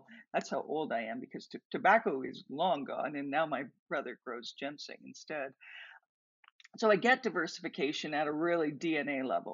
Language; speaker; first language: English; native; English